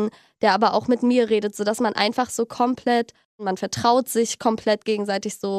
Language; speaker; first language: German; native; German